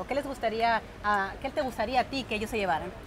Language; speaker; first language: Spanish; native; Spanish